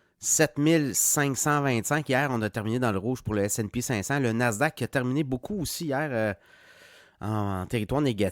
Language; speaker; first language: French; native; French